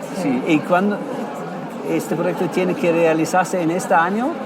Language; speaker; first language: Spanish; non-native, fluent; German